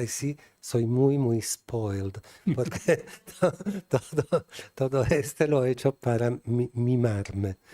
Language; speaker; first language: Spanish; non-native, fluent; Italian